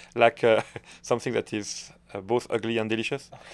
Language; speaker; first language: English; non-native, fluent; French